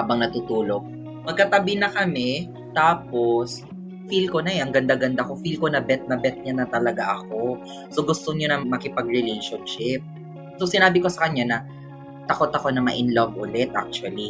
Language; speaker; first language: English; non-native, local second language; Cebuano